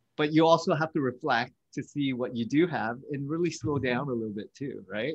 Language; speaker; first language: English; early bilingual, other home language; Vietnamese